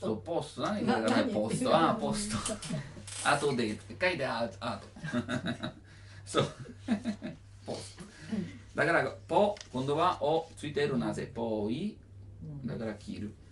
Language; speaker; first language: Japanese; non-native, learner; Italian